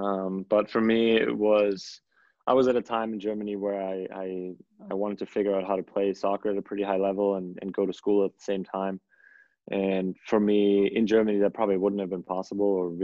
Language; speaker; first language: English; non-native, fluent; German